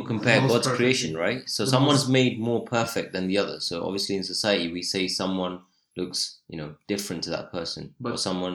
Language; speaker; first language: English; native; English